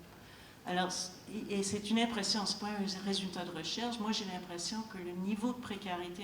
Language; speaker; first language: French; native; French